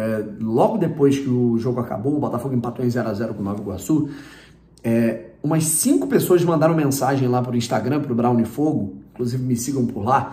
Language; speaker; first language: Portuguese; native; Portuguese